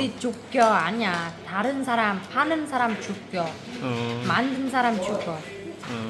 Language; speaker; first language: Korean; non-native, learner; Vietnamese